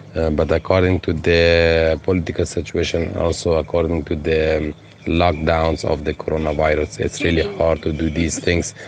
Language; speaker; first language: English; non-native, fluent; Persian